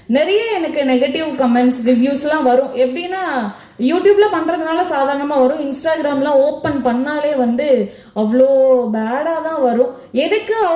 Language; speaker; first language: Tamil; native; Tamil